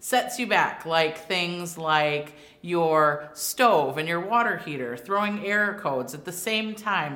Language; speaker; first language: English; native; English